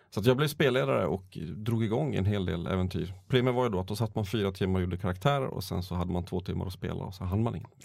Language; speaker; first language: Swedish; native; Swedish